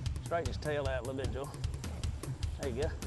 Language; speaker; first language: English; native; English